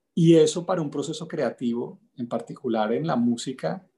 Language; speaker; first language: Spanish; native; Spanish